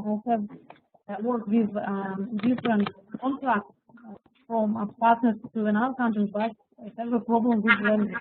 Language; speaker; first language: English; non-native, learner; Russian